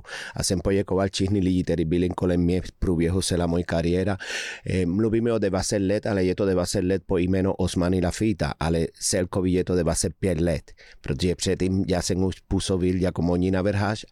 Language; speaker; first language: Czech; non-native, fluent; Spanish